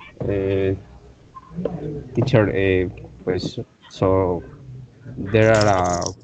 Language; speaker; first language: English; non-native, learner; Spanish